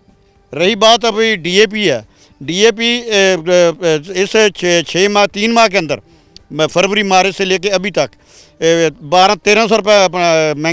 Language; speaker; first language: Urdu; non-native, local second language; Punjabi